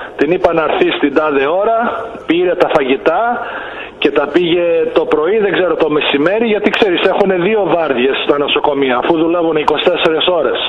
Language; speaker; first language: Greek; early bilingual, heritage; Greek